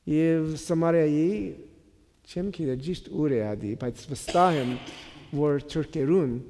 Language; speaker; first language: Armenian; native; Armenian